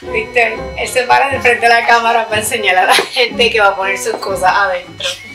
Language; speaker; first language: Spanish; native; Spanish